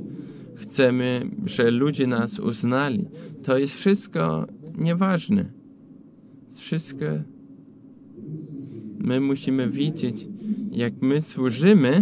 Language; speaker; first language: Polish; non-native, fluent; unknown